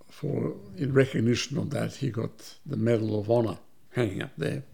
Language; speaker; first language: English; early bilingual, other home language; Serbian